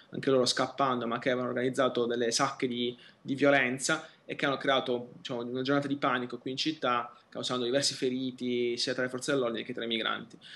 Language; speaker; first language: Italian; native; Italian